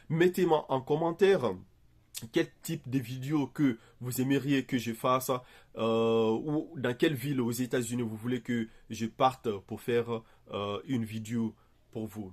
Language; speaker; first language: French; native; French